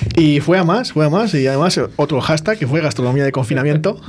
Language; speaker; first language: Spanish; native; Spanish